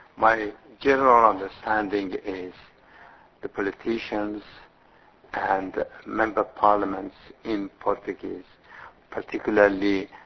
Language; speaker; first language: English; non-native, fluent; Persian